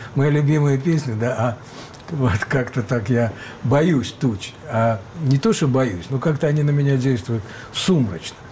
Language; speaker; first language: Russian; native; Russian